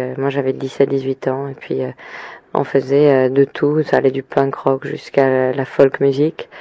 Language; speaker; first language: French; early bilingual, other home language; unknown